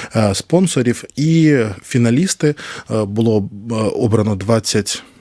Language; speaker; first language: Ukrainian; native; Ukrainian